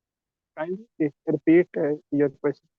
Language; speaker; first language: English; non-native, learner; Urdu